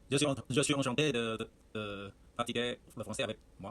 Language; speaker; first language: French; non-native, learner; Chinese